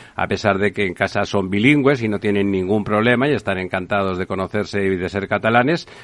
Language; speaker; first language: Spanish; native; Spanish